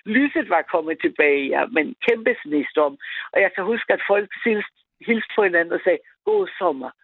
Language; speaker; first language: Danish; non-native, fluent; German